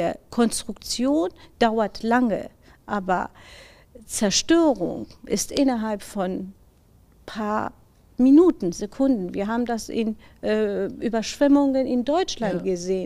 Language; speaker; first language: German; non-native, fluent; Persian